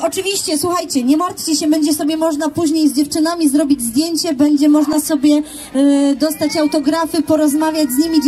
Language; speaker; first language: Polish; native; Polish